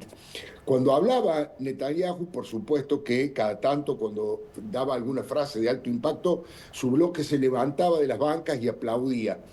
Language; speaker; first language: Spanish; native; Spanish